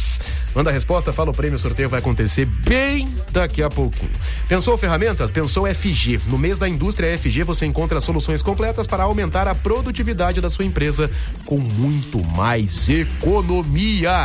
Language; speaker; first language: Portuguese; native; Portuguese